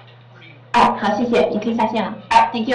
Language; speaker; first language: Chinese; native; Chinese